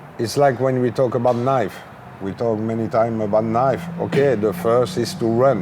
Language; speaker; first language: English; non-native, learner; French